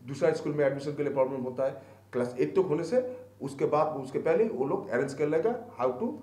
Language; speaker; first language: Hindi; non-native, local second language; Bangla